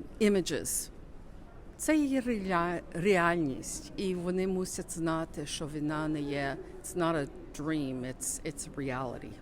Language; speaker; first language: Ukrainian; early bilingual, heritage; Ukrainian